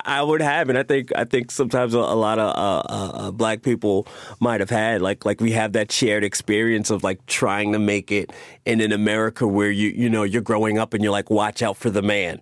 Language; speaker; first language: English; native; English